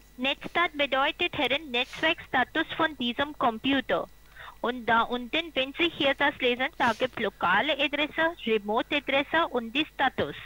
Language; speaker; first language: German; non-native, learner; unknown